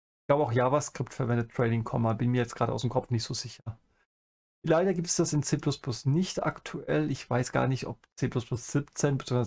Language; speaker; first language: German; native; German